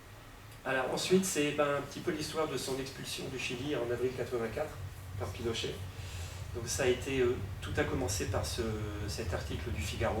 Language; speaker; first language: French; native; French